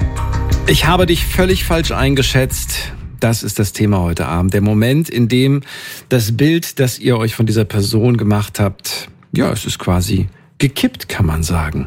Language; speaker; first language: German; native; German